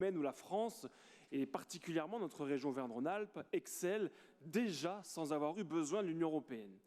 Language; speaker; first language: French; native; French